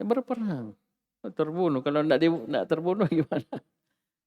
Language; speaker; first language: Indonesian; native; Indonesian